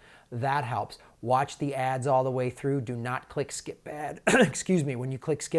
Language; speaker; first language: English; native; English